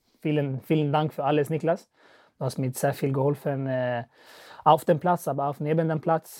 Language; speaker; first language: German; non-native, learner; Swedish